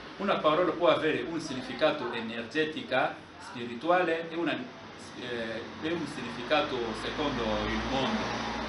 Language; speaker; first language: Italian; non-native, fluent; Lingala